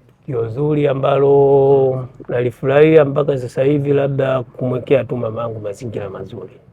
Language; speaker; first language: Swahili; native; Swahili